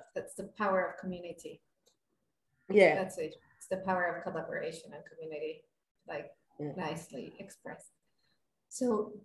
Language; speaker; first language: English; non-native, fluent; French